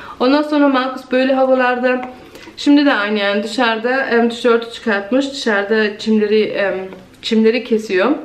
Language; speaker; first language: Turkish; early bilingual, heritage; Turkish